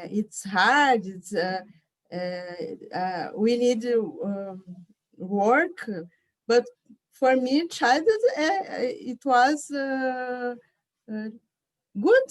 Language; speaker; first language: English; non-native, learner; Portuguese